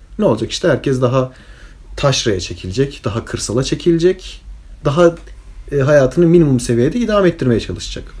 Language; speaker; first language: Turkish; early bilingual, heritage; Turkish